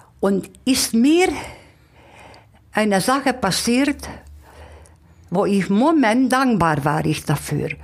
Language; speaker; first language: German; non-native, fluent; Hungarian